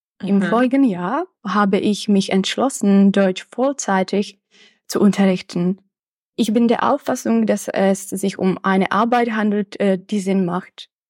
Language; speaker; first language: German; non-native, fluent; Czech